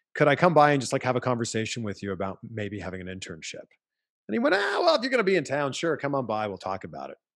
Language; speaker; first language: English; native; English